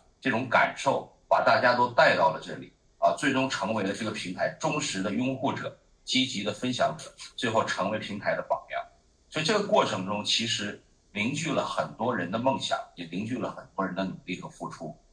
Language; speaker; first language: Chinese; native; Chinese